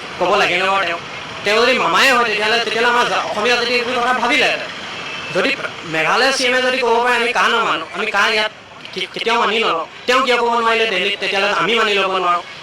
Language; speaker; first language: Assamese; native; Assamese